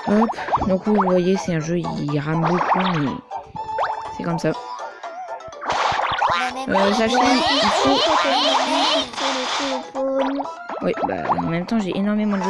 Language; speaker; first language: French; native; French